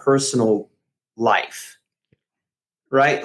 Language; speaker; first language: English; native; English